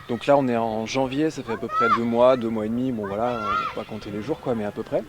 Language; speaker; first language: French; native; French